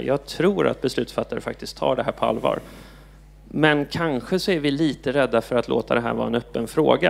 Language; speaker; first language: Swedish; native; Swedish